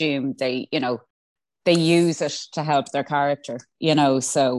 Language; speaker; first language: English; native; English